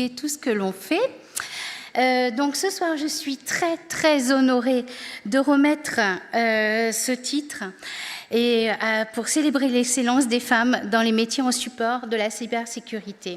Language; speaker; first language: French; native; French